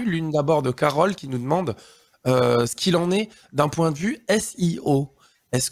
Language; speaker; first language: French; native; French